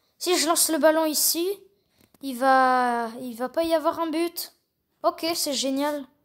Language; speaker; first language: French; native; French